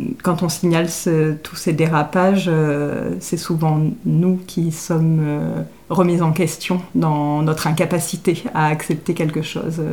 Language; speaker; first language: French; native; French